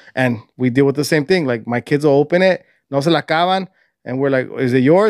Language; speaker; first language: English; early bilingual, other home language; Spanish